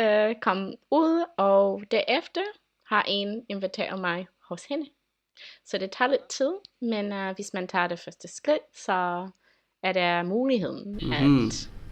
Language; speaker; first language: Danish; non-native, learner; English